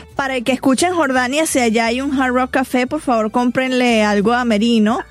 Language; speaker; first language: Spanish; native; Spanish